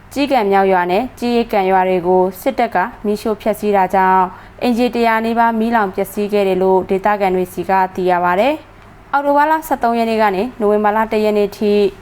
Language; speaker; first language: Burmese; native; Burmese